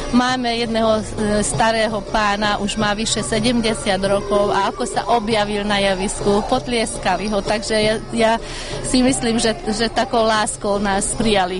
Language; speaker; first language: Slovak; non-native, local second language; Hungarian